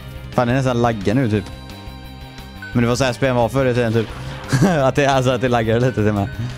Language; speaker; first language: Swedish; native; Swedish